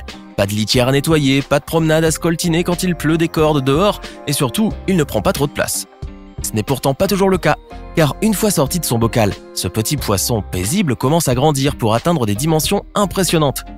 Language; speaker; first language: French; native; French